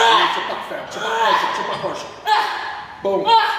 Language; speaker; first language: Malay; non-native, fluent; English